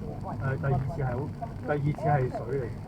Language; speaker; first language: Cantonese; early bilingual, heritage; Cantonese